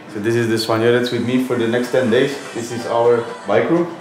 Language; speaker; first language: English; non-native, fluent; Dutch